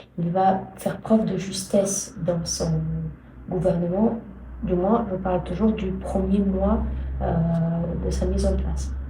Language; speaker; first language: French; non-native, fluent; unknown